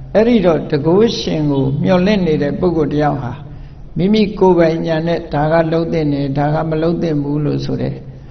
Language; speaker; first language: Burmese; native; Burmese